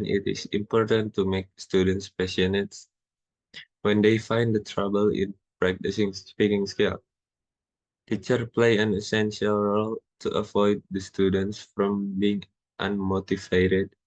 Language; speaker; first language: English; non-native, learner; Indonesian